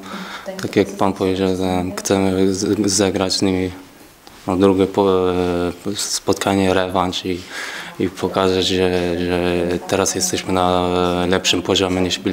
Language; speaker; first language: Polish; early bilingual, heritage; Polish